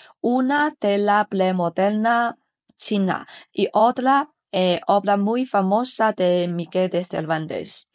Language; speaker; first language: Spanish; non-native, fluent; Chinese